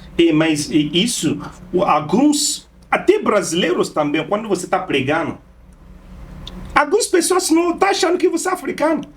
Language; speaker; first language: Portuguese; non-native, fluent; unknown